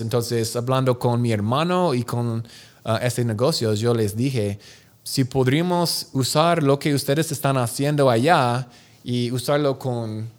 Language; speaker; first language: Spanish; non-native, learner; English